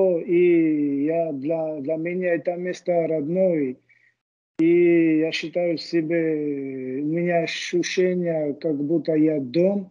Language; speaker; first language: Russian; non-native, fluent; Georgian